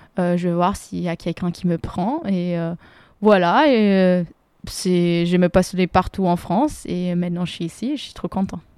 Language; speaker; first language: French; non-native, fluent; German